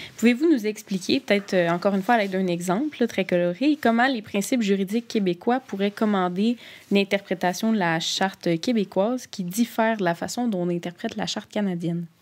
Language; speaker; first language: French; native; French